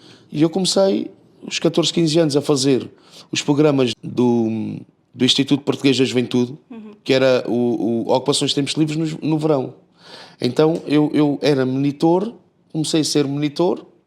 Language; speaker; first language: Portuguese; native; Portuguese